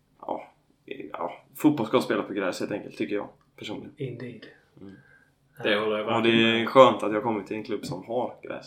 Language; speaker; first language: Swedish; native; Swedish